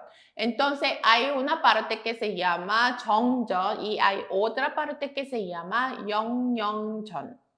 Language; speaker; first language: Spanish; non-native, fluent; Korean